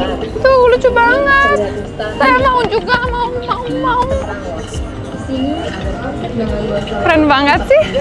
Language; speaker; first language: Indonesian; non-native, fluent; Romanian